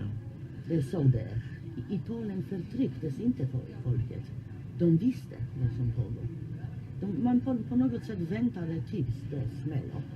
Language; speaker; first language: Swedish; non-native, fluent; Polish